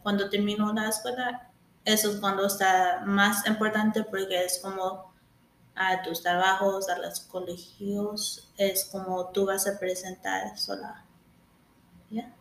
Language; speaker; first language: Spanish; early bilingual, heritage; English